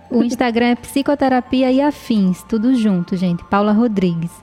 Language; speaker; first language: Portuguese; native; Portuguese